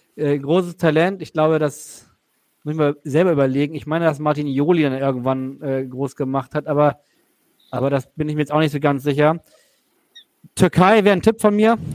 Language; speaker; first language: German; native; German